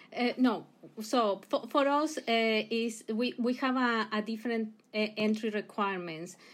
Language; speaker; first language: English; non-native, fluent; Spanish